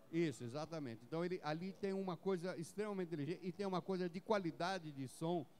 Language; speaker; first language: Portuguese; native; Portuguese